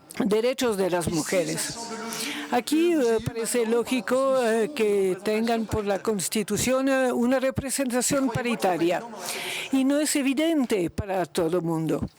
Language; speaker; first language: Spanish; non-native, fluent; Luxembourgish